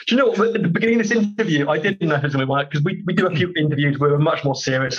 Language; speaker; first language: English; native; English